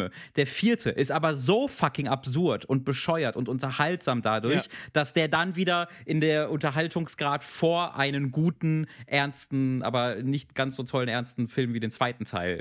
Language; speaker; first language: German; native; German